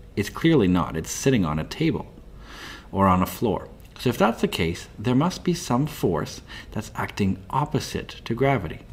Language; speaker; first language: English; native; English